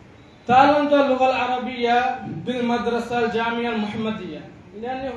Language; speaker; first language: Arabic; non-native, learner; Bangla